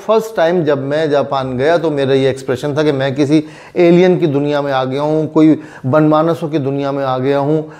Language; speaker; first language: Urdu; native; Urdu